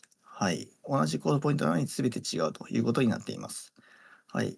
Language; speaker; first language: Japanese; native; Japanese